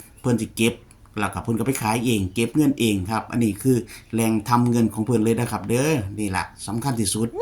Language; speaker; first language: Thai; non-native, local second language; Lao